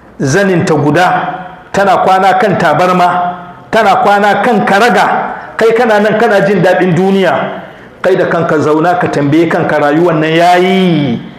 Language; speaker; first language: Hausa; non-native, local second language; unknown